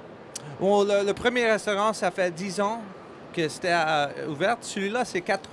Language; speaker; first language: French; non-native, learner; English